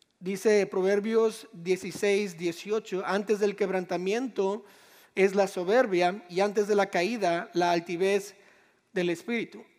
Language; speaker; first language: Spanish; native; Spanish